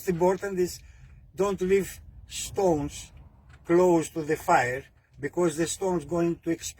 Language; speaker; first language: English; non-native, learner; Greek